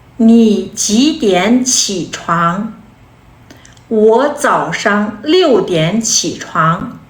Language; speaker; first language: Chinese; non-native, fluent; Kazakh